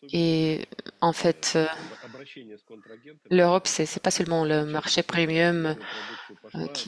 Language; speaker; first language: French; non-native, fluent; Russian